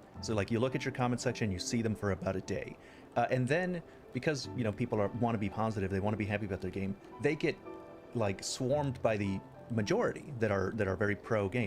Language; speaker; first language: English; native; English